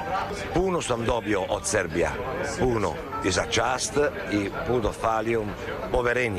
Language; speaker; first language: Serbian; non-native, learner; Italian